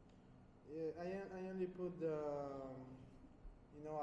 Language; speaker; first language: English; non-native, fluent; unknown